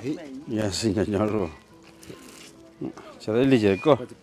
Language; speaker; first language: Chinese; native; Chinese